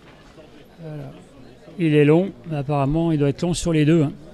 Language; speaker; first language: French; native; French